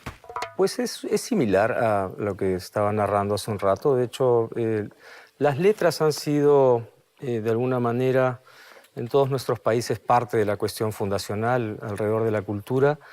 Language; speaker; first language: Spanish; native; Spanish